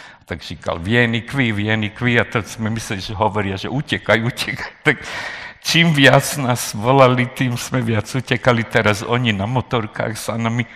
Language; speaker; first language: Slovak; non-native, local second language; Hungarian